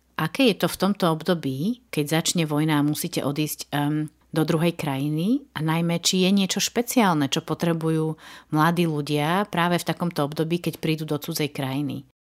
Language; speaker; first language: Slovak; native; Slovak